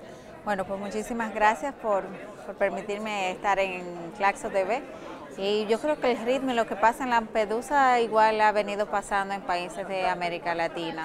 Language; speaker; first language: Spanish; native; Spanish